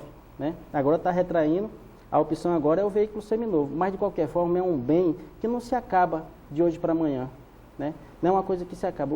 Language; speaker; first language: Portuguese; native; Portuguese